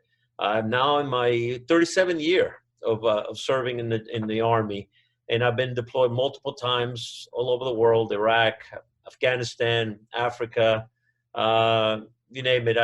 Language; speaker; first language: English; non-native, fluent; Spanish